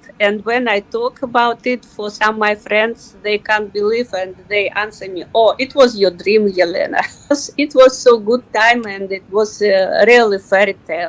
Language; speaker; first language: English; non-native, learner; Russian